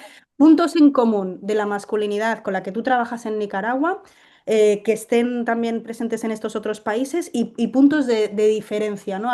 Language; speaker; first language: Spanish; native; Spanish